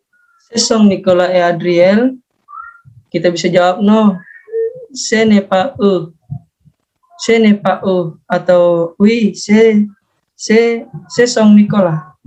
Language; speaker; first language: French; non-native, learner; Indonesian